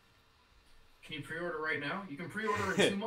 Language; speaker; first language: English; native; English